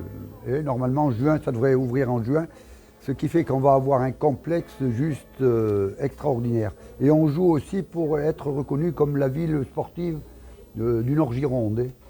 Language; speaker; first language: French; native; French